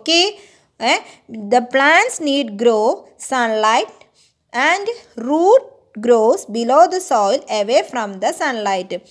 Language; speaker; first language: English; non-native, local second language; Malayalam